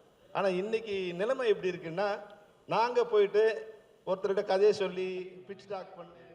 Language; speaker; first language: Tamil; native; Tamil